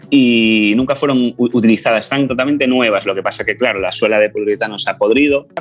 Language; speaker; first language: Spanish; native; Spanish